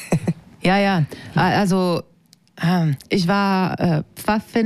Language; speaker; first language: German; non-native, fluent; French